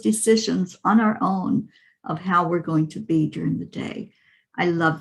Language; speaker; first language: English; native; English